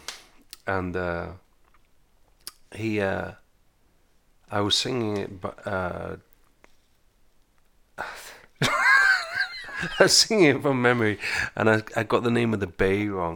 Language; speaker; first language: English; native; English